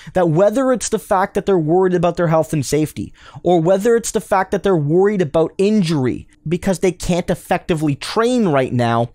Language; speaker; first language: English; native; English